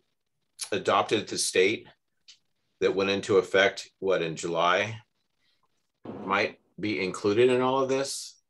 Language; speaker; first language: English; native; English